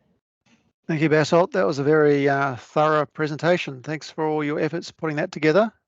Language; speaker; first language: English; native; English